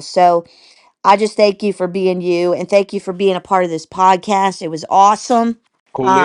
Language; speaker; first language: English; native; English